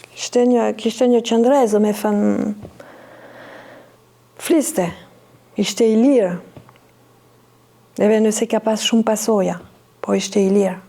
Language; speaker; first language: Albanian; non-native, fluent; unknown